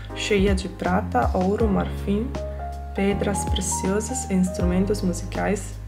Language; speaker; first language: Portuguese; non-native, learner; Italian